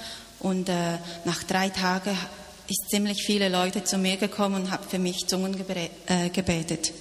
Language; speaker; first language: German; non-native, learner; Cantonese